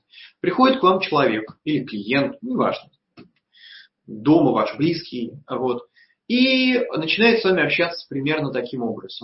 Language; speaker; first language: Russian; native; Russian